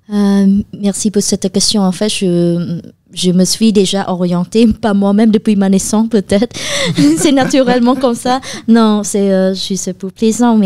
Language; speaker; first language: French; non-native, fluent; Khmer